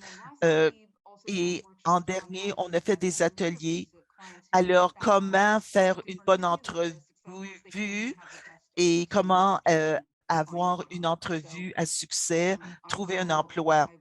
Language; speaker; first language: French; non-native, fluent; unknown